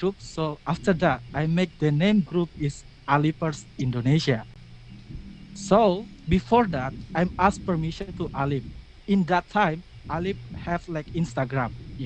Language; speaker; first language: English; non-native, learner; Indonesian